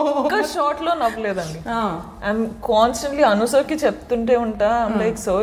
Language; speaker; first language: Telugu; non-native, learner; Marathi